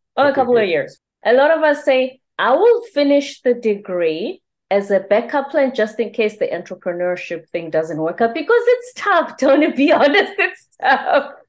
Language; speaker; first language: English; non-native, local second language; Zulu